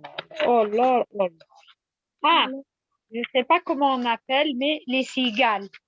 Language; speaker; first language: French; non-native, local second language; Arabic